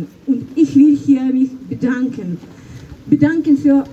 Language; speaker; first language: German; non-native, fluent; Ukrainian